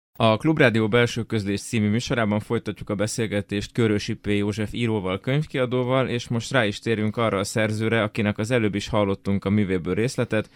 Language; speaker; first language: Hungarian; native; Hungarian